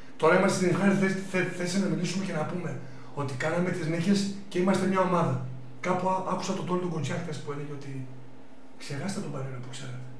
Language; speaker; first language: Greek; native; Greek